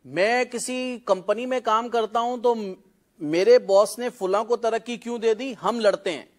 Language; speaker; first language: Urdu; non-native, local second language; Punjabi